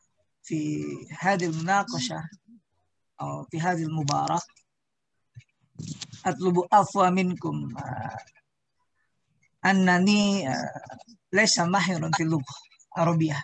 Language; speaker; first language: Arabic; non-native, learner; Indonesian